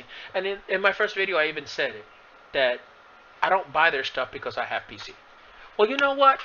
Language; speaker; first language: English; native; English